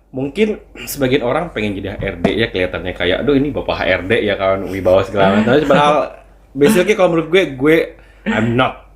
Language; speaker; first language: Indonesian; native; Indonesian